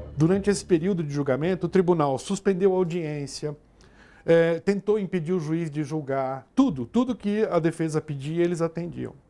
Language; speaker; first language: Portuguese; native; Portuguese